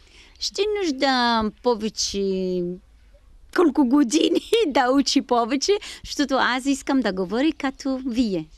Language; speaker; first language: Bulgarian; non-native, learner; Arabic